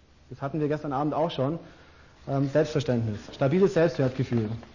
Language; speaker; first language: German; native; German